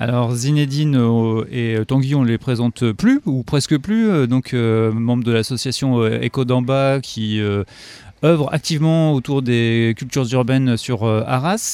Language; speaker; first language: French; native; French